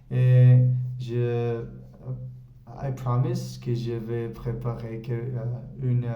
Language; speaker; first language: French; non-native, learner; Spanish